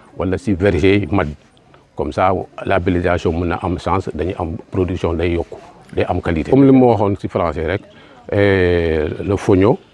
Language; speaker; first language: Wolof; non-native, local second language; Fula